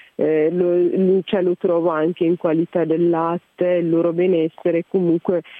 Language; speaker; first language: Italian; non-native, fluent; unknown